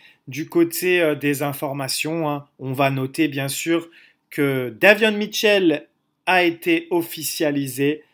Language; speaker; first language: French; native; French